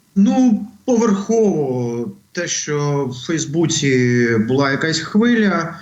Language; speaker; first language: Ukrainian; non-native, local second language; Russian